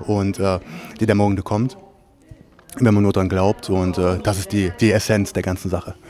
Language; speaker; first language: German; native; German